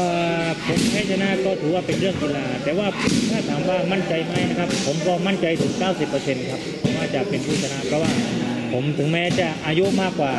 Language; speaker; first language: Thai; native; Thai